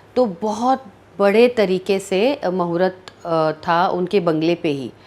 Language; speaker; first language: Hindi; early bilingual, heritage; Hindi